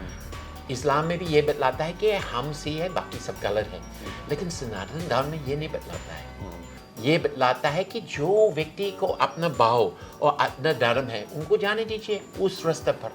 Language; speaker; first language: Hindi; non-native, fluent; English